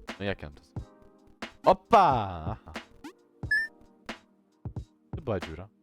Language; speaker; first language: Polish; native; Polish